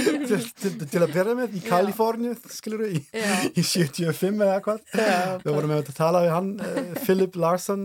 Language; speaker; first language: Icelandic; non-native, fluent; German